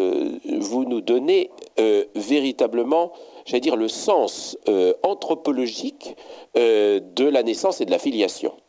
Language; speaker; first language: French; native; French